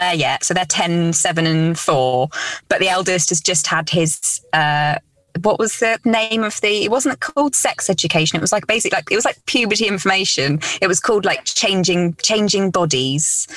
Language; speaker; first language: English; native; English